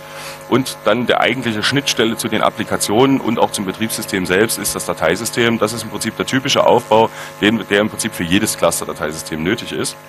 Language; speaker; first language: German; native; German